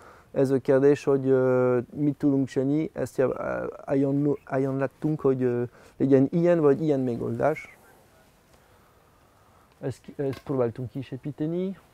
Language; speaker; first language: Hungarian; non-native, learner; French